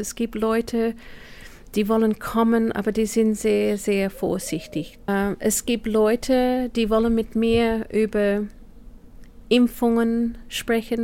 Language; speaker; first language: German; non-native, fluent; English